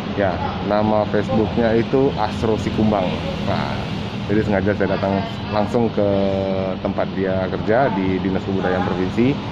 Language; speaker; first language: Indonesian; non-native, local second language; Minangkabau